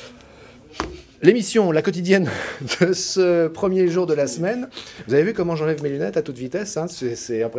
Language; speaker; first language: French; native; French